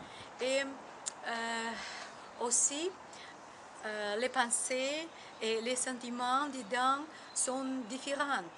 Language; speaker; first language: French; non-native, learner; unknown